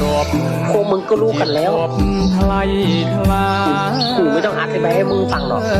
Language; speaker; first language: Thai; non-native, fluent; Khmer